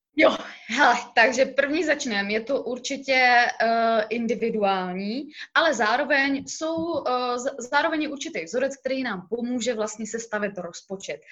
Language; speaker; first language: Czech; native; Czech